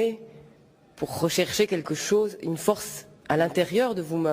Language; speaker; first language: French; native; French